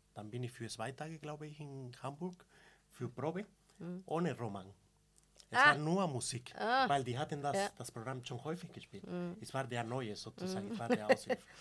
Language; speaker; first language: German; non-native, fluent; Spanish